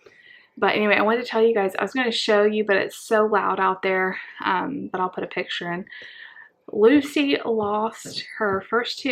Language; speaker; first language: English; native; English